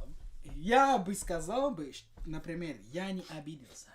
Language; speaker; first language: Russian; non-native, fluent; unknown